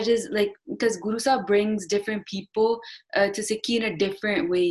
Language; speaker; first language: English; non-native, local second language; Punjabi